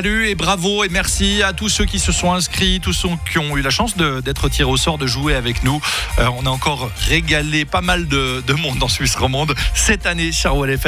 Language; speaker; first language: French; native; French